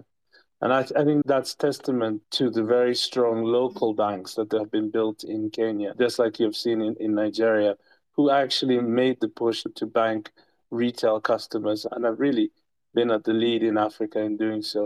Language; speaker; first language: English; non-native, local second language; Ganda